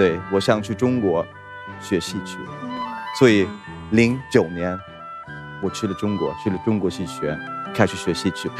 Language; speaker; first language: Chinese; non-native, fluent; Swedish